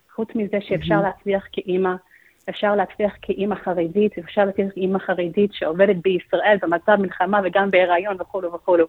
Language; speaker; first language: Hebrew; non-native, fluent; English